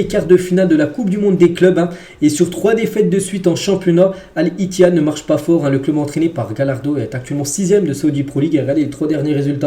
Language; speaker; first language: French; native; French